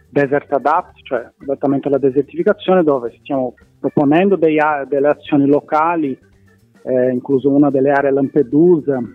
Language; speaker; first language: Italian; non-native, fluent; Portuguese